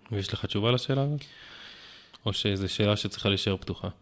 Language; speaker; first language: Hebrew; native; Hebrew